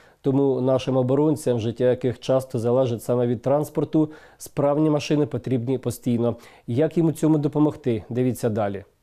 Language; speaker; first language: Ukrainian; native; Ukrainian